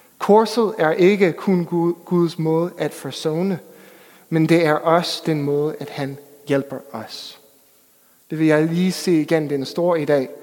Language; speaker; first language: Danish; non-native, fluent; English